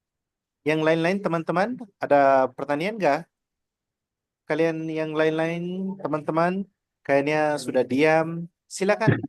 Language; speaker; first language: Indonesian; non-native, learner; Nepali